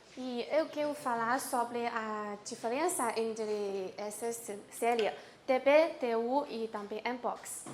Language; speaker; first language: Portuguese; non-native, learner; Chinese